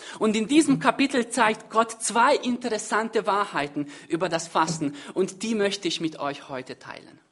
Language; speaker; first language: German; non-native, fluent; Hungarian